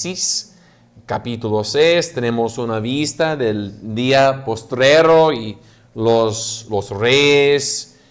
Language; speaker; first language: Spanish; non-native, fluent; English